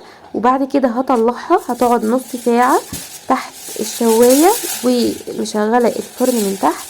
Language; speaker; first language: Arabic; native; Arabic